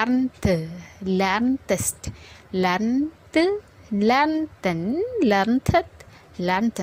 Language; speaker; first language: German; non-native, fluent; Indonesian